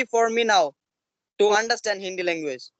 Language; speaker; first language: English; non-native, learner; Assamese